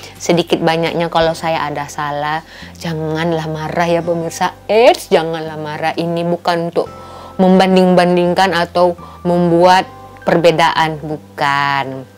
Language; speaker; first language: Indonesian; native; Indonesian